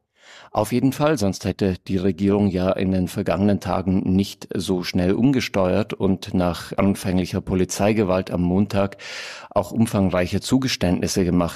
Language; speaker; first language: German; native; German